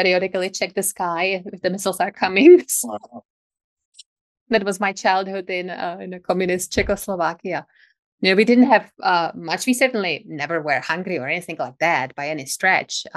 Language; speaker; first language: English; non-native, fluent; Czech